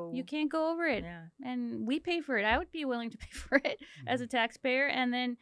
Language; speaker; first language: English; early bilingual, other home language; Spanish